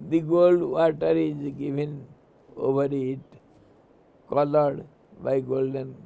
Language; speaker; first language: English; non-native, local second language; Hindi